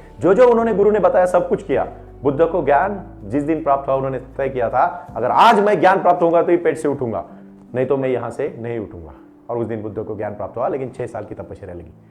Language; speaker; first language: Hindi; non-native, local second language; Marathi